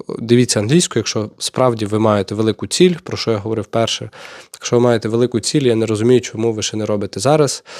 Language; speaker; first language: Ukrainian; native; Ukrainian